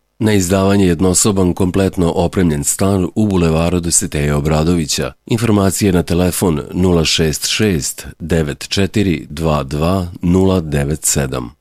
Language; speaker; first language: Serbian; native; Serbian